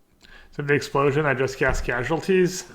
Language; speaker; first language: English; non-native, fluent; French